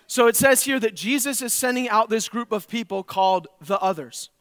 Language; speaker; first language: English; native; English